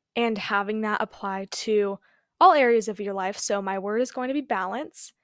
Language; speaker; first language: English; native; English